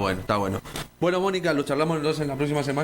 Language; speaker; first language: Spanish; native; Spanish